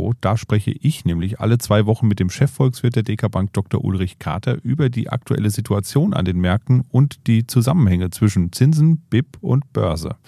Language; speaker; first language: German; native; German